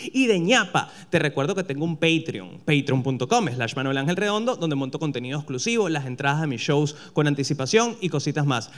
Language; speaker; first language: Spanish; native; Spanish